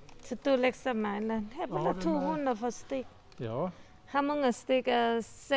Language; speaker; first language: Swedish; non-native, learner; Thai